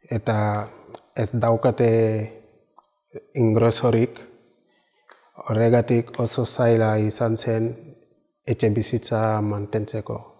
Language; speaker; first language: Basque; non-native, learner; Wolof